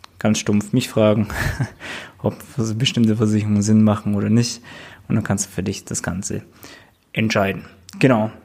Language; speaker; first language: German; native; German